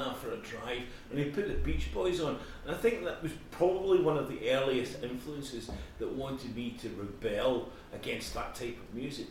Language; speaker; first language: English; native; English